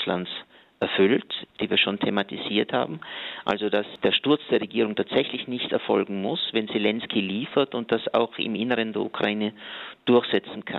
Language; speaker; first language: German; native; German